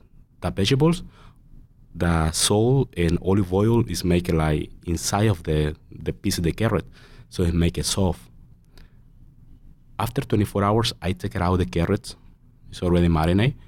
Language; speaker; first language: English; non-native, learner; Spanish